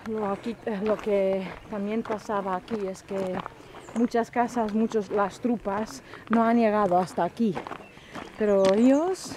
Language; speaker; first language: Spanish; non-native, fluent; Bosnian